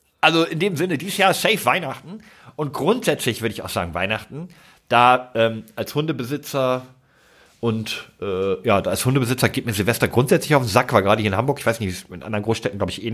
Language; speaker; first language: German; native; German